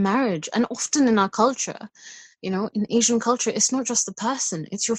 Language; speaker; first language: English; native; English